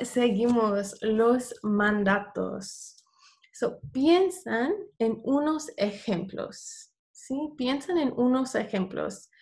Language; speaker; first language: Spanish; non-native, fluent; English